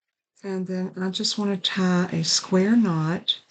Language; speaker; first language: English; native; English